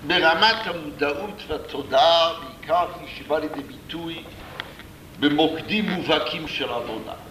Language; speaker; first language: Hebrew; non-native, fluent; English